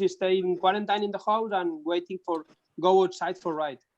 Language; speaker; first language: English; non-native, learner; Spanish